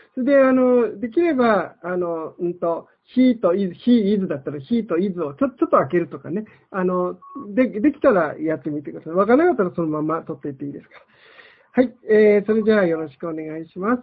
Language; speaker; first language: Japanese; native; Japanese